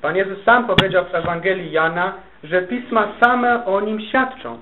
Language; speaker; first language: Polish; native; Polish